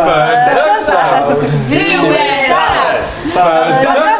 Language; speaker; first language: Welsh; non-native, learner; English